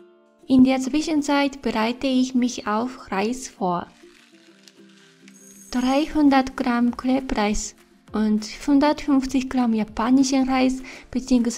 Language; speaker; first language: German; non-native, fluent; Japanese